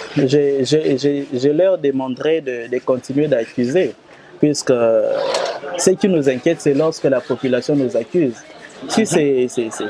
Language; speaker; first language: French; non-native, local second language; Lingala